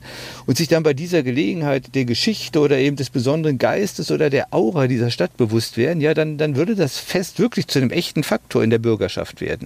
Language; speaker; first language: German; native; German